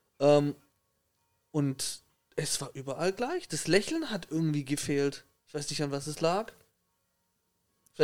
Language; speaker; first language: German; native; German